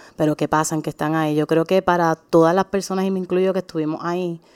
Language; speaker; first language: Spanish; native; Spanish